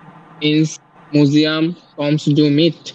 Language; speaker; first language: German; non-native, learner; Bangla